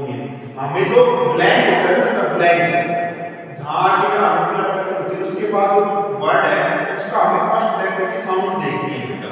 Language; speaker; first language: Hindi; native; Hindi